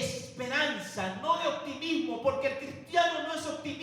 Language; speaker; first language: Spanish; native; Spanish